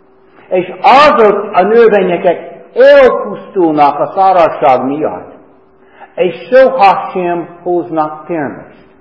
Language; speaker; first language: Hungarian; non-native, fluent; English